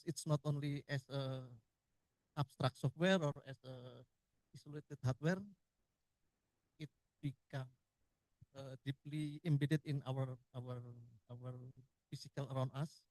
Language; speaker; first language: English; non-native, learner; Indonesian